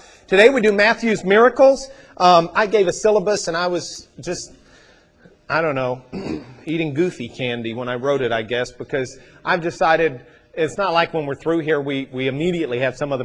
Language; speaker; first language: English; native; English